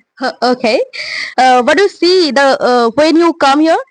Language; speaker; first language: English; non-native, learner; Bangla